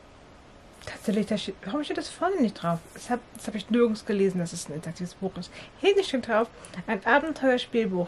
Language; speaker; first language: German; native; German